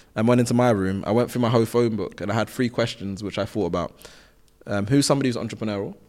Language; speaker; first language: English; native; English